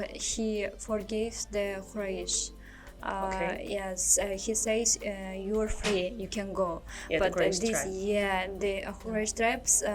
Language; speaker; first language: English; non-native, learner; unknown